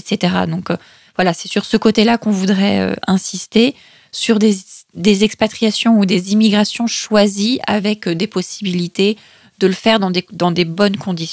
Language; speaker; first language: French; native; French